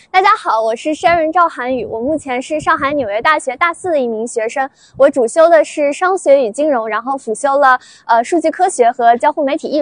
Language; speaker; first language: Chinese; native; Chinese